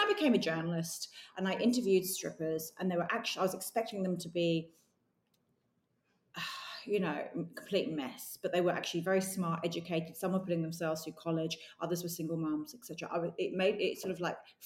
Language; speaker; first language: English; native; English